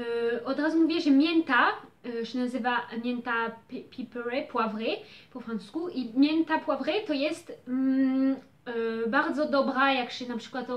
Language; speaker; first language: Polish; early bilingual, heritage; Polish